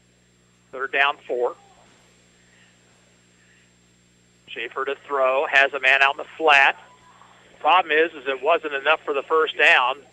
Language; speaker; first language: English; native; English